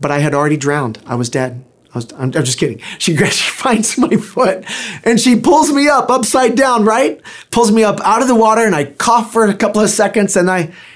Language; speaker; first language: English; native; English